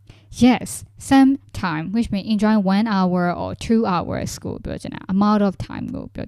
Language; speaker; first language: English; non-native, fluent; Burmese